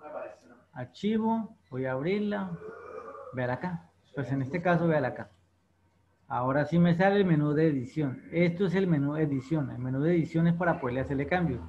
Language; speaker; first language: Spanish; native; Spanish